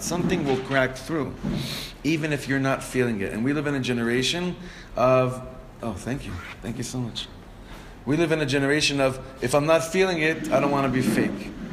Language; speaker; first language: English; native; English